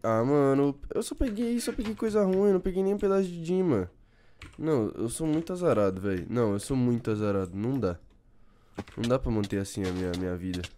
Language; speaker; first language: Portuguese; native; Portuguese